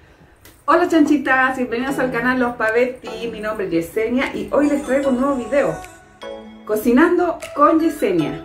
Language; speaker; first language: Spanish; native; Spanish